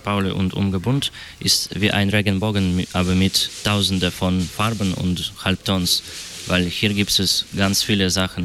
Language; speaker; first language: German; non-native, learner; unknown